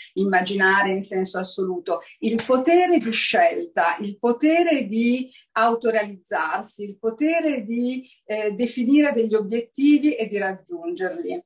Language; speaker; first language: Italian; native; Italian